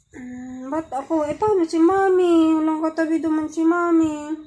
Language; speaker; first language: Filipino; native; Filipino